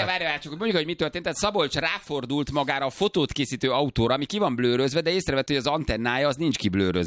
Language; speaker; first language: Hungarian; native; Hungarian